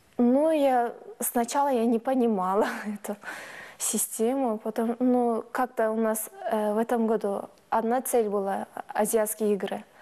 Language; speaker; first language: Russian; non-native, local second language; Turkish